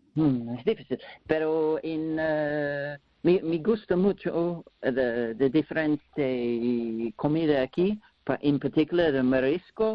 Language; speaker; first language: Spanish; non-native, learner; English